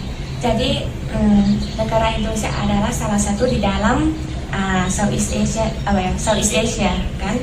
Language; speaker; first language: Indonesian; non-native, learner; Thai